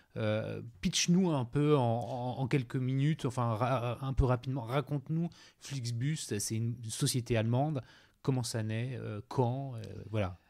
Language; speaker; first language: French; native; French